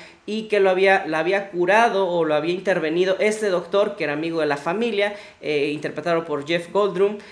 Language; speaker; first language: Spanish; native; Spanish